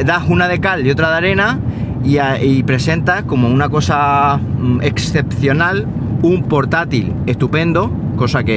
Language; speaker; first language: Spanish; native; Spanish